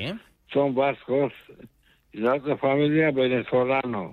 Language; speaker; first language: Spanish; non-native, local second language; Basque